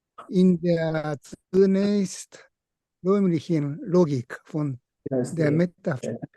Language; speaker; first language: German; non-native, fluent; Japanese